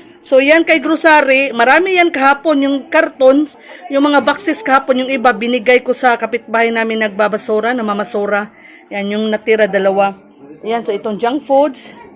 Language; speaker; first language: Filipino; non-native, local second language; Cebuano